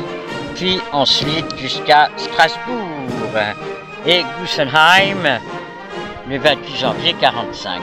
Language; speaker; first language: French; native; French